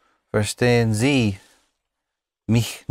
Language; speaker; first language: German; non-native, learner; English